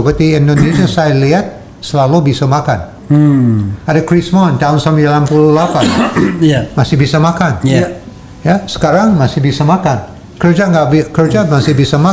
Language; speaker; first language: Indonesian; non-native, learner; English